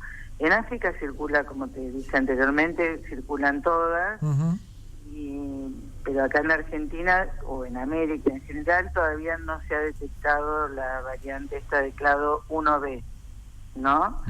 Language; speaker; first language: Spanish; native; Spanish